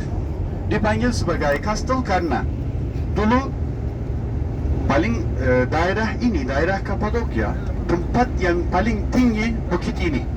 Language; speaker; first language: Indonesian; non-native, fluent; Turkish